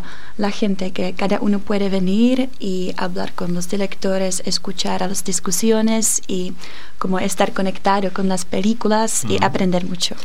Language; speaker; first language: Spanish; non-native, fluent; Czech